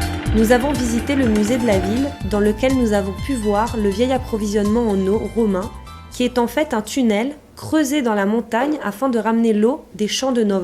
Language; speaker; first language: French; native; French